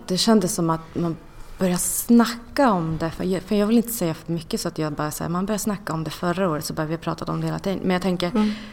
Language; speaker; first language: Swedish; native; Swedish